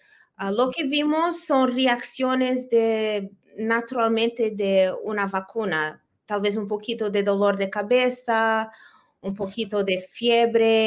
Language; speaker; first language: Spanish; early bilingual, heritage; Spanish